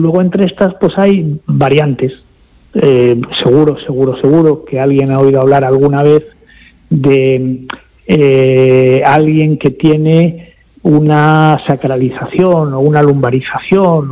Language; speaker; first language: Spanish; native; Spanish